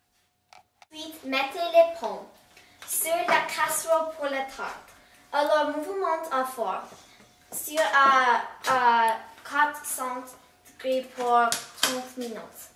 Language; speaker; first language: French; non-native, learner; English